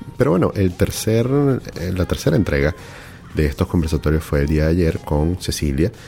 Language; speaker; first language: Spanish; native; Spanish